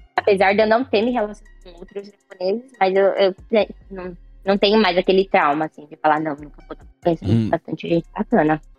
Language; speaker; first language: Portuguese; native; Portuguese